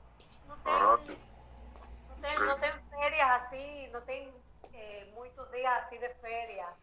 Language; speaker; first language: Portuguese; non-native, learner; Spanish